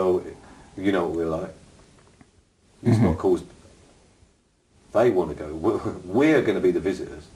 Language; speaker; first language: English; native; English